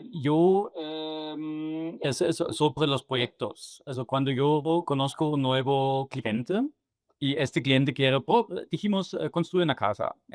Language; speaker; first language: Spanish; non-native, fluent; German